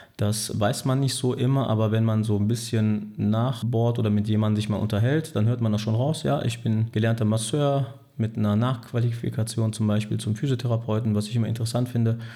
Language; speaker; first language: German; early bilingual, other home language; Turkish